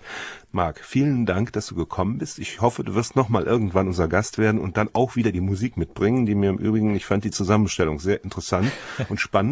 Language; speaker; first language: German; native; German